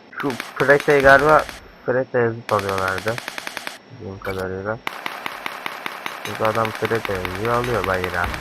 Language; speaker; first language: Turkish; native; Turkish